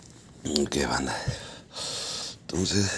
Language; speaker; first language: Spanish; native; Spanish